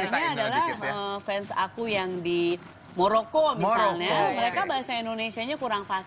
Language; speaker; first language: Indonesian; native; Indonesian